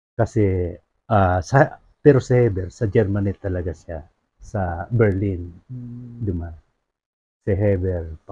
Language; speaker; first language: Filipino; non-native, local second language; Bikol